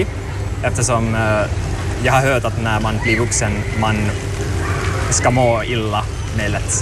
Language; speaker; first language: Swedish; non-native, learner; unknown